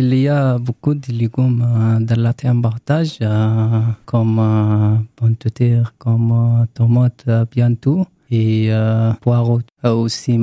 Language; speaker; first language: French; non-native, learner; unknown